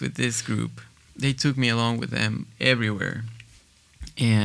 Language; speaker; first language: English; non-native, fluent; Spanish